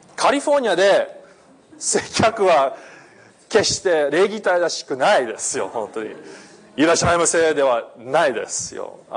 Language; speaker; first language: Japanese; non-native, fluent; English